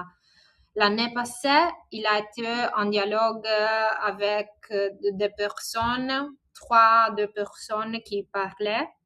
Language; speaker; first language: French; non-native, learner; Italian